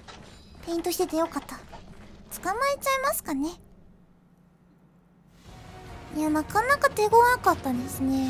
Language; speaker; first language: Japanese; native; Japanese